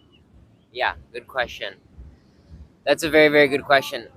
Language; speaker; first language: English; early bilingual, heritage; English